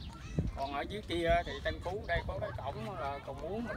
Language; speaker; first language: Vietnamese; native; Vietnamese